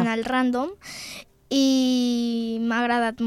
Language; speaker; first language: Catalan; early bilingual, other home language; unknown